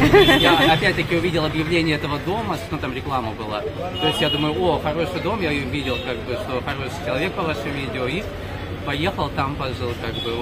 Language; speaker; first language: Russian; native; Russian